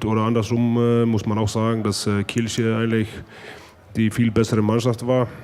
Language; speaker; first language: German; non-native, fluent; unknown